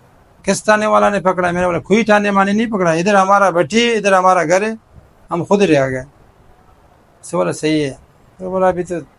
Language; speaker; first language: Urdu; non-native, fluent; Pashto